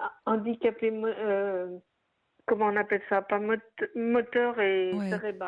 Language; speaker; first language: French; native; French